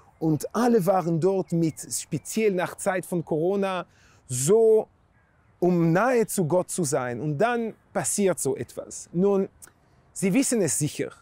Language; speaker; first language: German; non-native, fluent; Hebrew